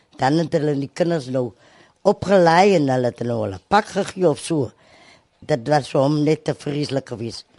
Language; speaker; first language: Afrikaans; native; Afrikaans